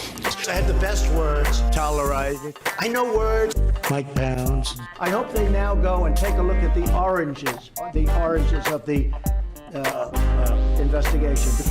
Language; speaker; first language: English; native; English